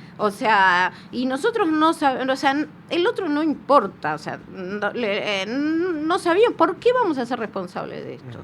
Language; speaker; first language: Spanish; native; Spanish